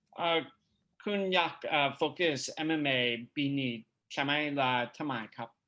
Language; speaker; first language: Thai; non-native, learner; English